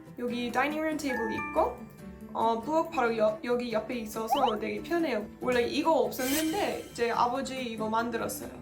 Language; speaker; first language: Korean; non-native, learner; English